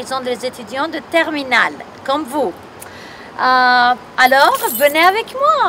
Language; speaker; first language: French; non-native, fluent; English